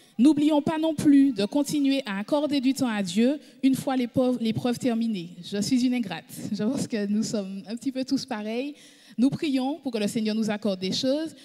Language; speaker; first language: French; native; French